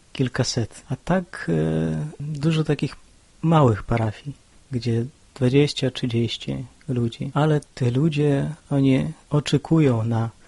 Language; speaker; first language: Polish; early bilingual, other home language; Russian